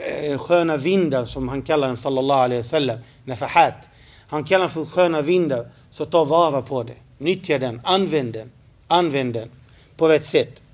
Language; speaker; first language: Swedish; non-native, fluent; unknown